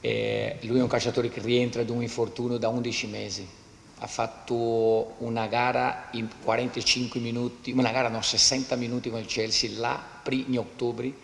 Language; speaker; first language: Italian; non-native, fluent; Portuguese